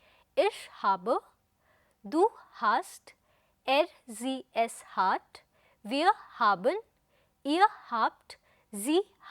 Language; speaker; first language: German; non-native, fluent; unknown